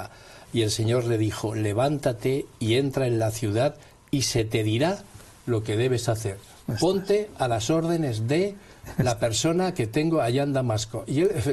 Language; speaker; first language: Spanish; native; Spanish